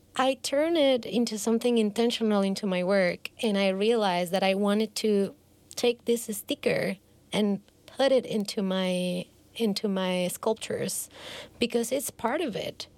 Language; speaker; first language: English; non-native, fluent; Spanish